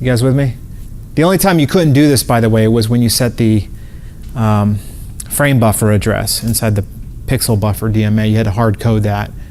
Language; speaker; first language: English; native; English